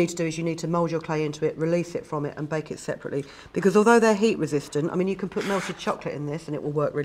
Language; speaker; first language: English; native; English